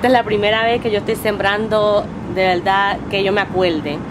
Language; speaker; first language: Spanish; early bilingual, heritage; Spanish